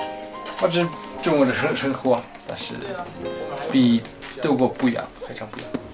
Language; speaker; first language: Chinese; non-native, learner; German